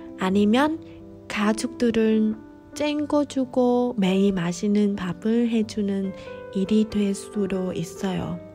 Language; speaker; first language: Korean; non-native, fluent; Vietnamese